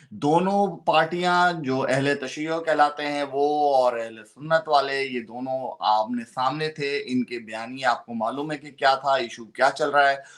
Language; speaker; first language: Urdu; non-native, local second language; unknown